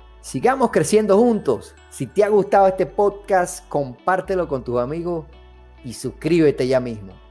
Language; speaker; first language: Spanish; native; Spanish